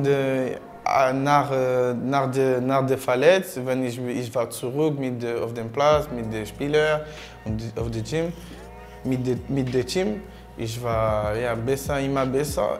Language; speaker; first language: German; non-native, learner; French